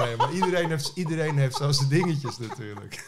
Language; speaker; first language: Dutch; native; Dutch